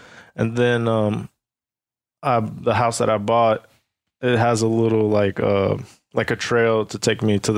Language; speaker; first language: English; early bilingual, other home language; Spanish